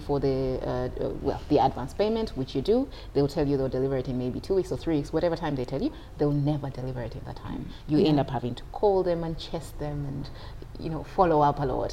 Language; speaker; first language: English; non-native, local second language; Ganda